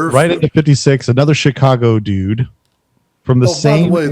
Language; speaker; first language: English; native; English